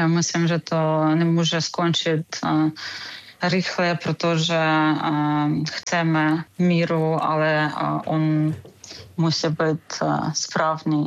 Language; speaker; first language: Czech; non-native, learner; Ukrainian